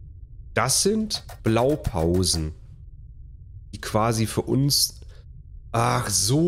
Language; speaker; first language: German; native; German